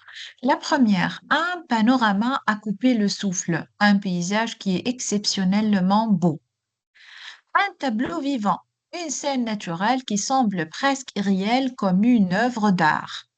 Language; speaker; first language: French; non-native, local second language; Arabic